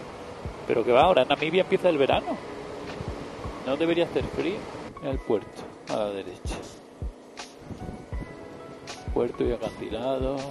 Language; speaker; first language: Spanish; native; Spanish